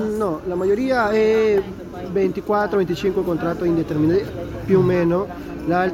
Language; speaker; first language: Italian; non-native, learner; Spanish